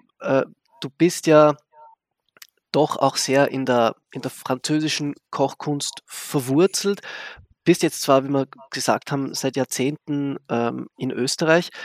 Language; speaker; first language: German; native; German